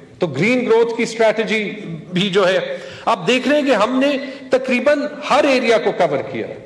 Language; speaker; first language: Urdu; non-native, local second language; Pashto